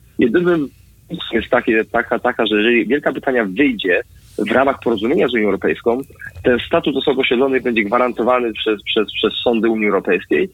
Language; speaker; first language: Polish; native; Polish